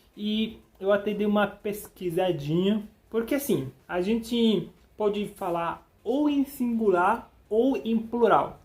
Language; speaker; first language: Portuguese; non-native, fluent; Spanish